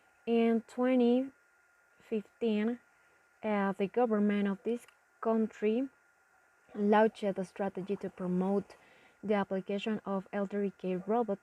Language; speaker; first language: English; non-native, learner; Spanish